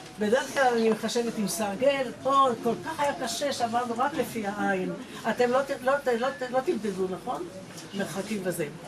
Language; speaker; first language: Hebrew; native; Hebrew